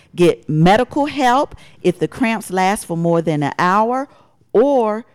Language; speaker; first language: English; native; English